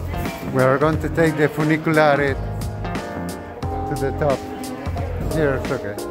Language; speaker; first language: English; non-native, fluent; Spanish